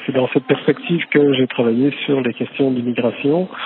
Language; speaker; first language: French; native; French